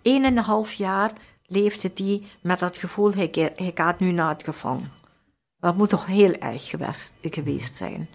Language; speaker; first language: Dutch; non-native, fluent; German